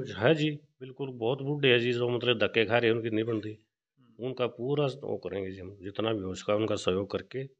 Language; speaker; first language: Hindi; native; Hindi